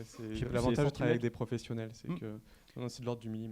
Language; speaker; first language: French; native; French